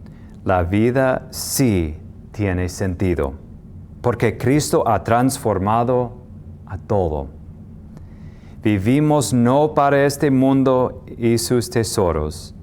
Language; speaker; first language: Spanish; non-native, fluent; English